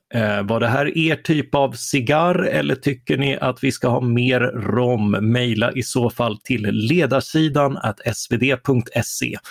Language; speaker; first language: Swedish; native; Swedish